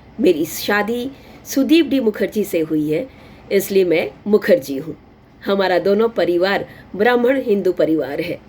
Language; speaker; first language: Hindi; non-native, local second language; Bangla